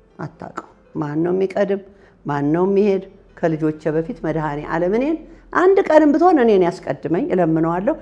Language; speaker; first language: Amharic; non-native, local second language; Tigrinya